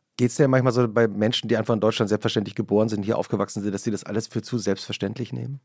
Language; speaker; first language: German; native; German